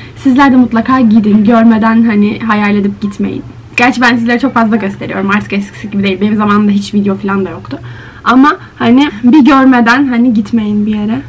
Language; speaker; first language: Turkish; native; Turkish